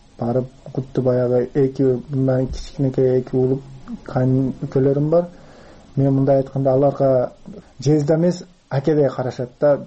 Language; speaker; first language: Kyrgyz; non-native, local second language; Uzbek